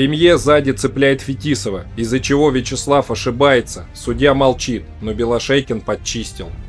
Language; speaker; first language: Russian; native; Russian